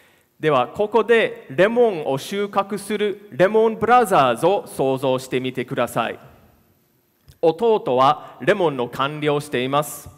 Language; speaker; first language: Japanese; non-native, fluent; English